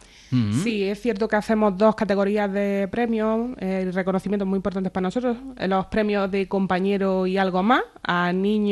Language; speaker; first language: Spanish; native; Spanish